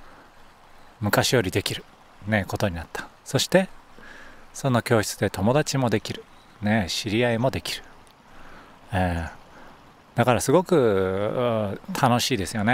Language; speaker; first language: Japanese; native; Japanese